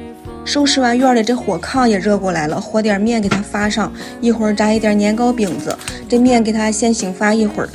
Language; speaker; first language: Chinese; native; Chinese